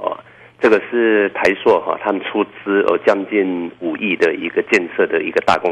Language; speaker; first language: Chinese; native; Chinese